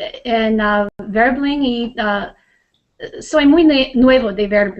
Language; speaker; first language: Spanish; non-native, learner; English